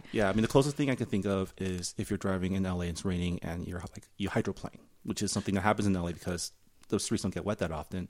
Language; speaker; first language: English; early bilingual, other home language; Chinese